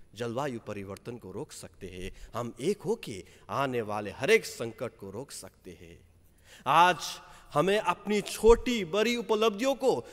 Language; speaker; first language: Hindi; non-native, local second language; Nepali